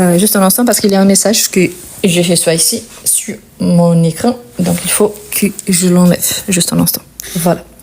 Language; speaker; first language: French; non-native, fluent; Portuguese